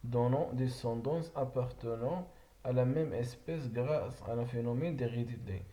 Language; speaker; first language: French; non-native, local second language; Arabic